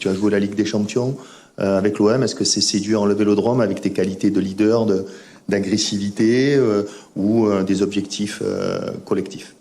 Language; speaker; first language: French; native; French